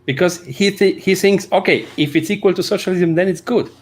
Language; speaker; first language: English; non-native, fluent; Slovenian